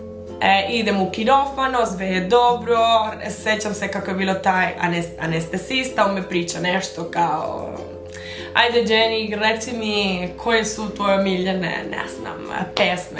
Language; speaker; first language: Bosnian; early bilingual, heritage; Spanish